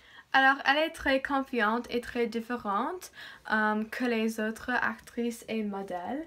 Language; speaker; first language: French; non-native, learner; English